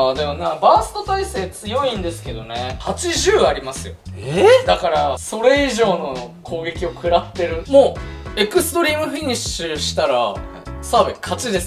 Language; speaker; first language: Japanese; native; Japanese